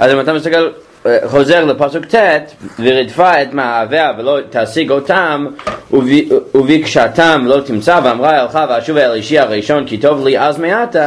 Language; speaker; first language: Hebrew; non-native, fluent; English